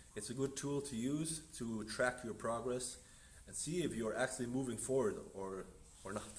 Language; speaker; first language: English; non-native, fluent; Danish